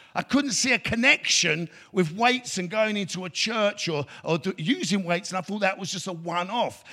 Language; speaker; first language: English; native; English